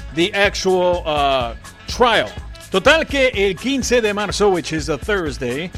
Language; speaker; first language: English; early bilingual, other home language; Spanish